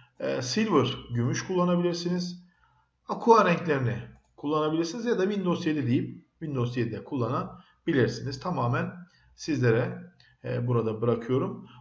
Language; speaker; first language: Turkish; native; Turkish